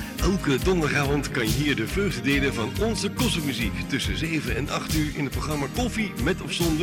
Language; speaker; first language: Dutch; native; Dutch